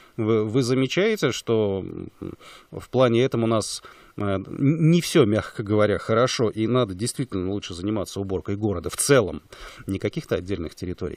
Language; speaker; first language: Russian; native; Russian